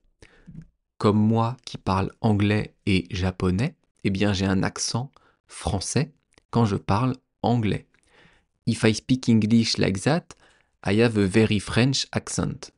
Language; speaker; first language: French; native; French